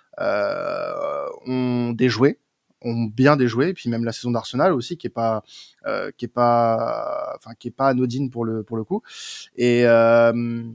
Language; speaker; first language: French; native; French